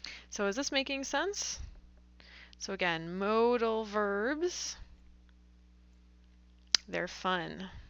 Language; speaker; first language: English; native; English